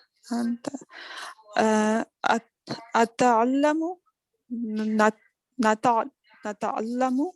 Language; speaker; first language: Arabic; non-native, learner; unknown